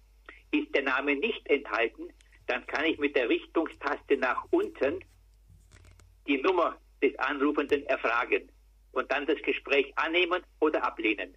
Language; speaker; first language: German; native; German